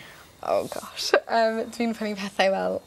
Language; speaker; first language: Welsh; native; Welsh